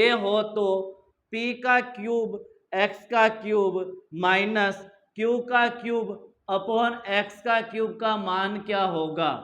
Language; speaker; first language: Hindi; native; Hindi